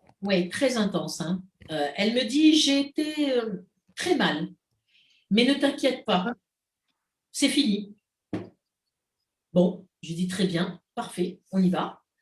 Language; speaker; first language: French; native; French